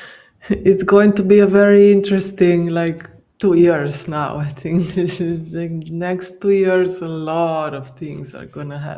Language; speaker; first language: English; non-native, fluent; Slovenian